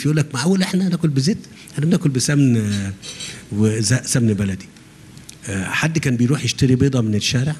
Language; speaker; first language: Arabic; native; Arabic